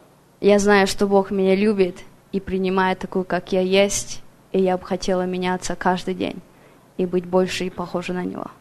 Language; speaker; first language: Russian; early bilingual, heritage; Russian